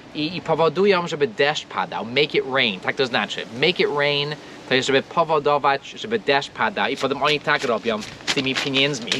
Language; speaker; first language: Polish; non-native, fluent; English